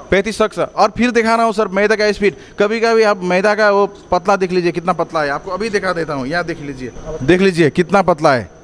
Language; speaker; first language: Hindi; non-native, fluent; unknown